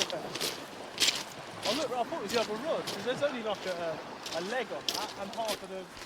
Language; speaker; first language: English; native; English